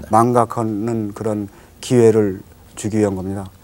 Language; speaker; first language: Korean; native; Korean